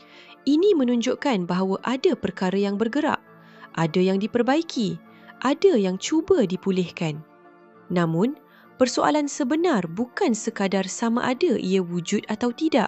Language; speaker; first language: Malay; native; Malay